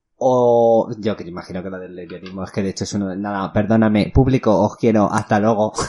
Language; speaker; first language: Spanish; native; Spanish